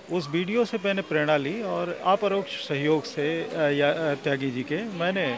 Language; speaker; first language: Hindi; native; Hindi